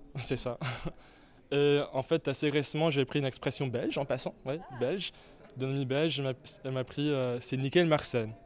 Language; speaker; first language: French; non-native, local second language; English